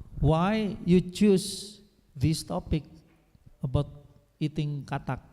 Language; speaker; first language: English; non-native, fluent; Indonesian